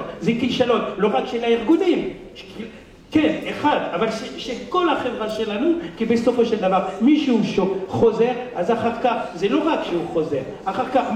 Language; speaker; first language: Hebrew; non-native, fluent; French